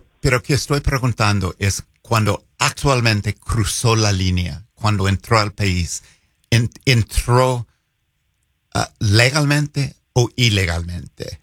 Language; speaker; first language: Spanish; non-native, fluent; English